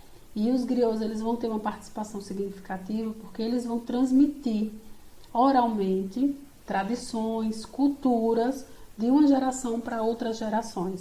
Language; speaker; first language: Portuguese; native; Portuguese